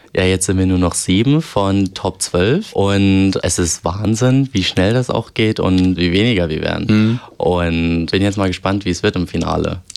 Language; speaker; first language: German; early bilingual, other home language; Albanian